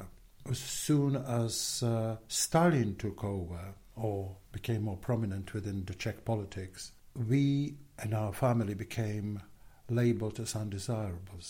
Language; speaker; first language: English; non-native, fluent; Czech